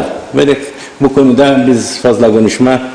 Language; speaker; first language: Turkish; non-native, learner; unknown